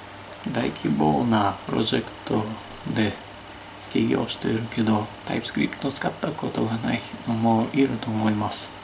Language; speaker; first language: Japanese; non-native, fluent; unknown